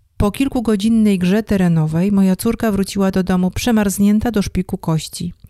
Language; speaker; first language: Polish; native; Polish